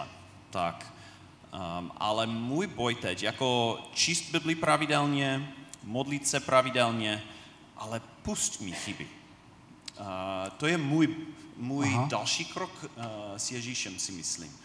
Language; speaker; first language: Czech; non-native, fluent; English